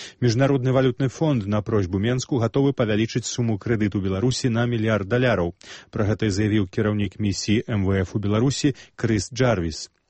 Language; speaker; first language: Belarusian; native; Belarusian